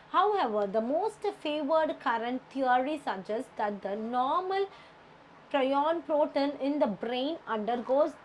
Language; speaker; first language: English; non-native, local second language; Tamil